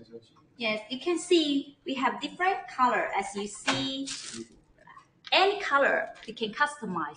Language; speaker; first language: English; non-native, learner; Chinese